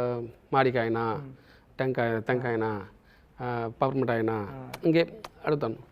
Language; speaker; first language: Telugu; non-native, local second language; Tamil